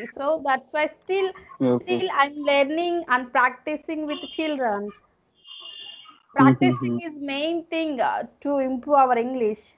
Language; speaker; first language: English; non-native, learner; Telugu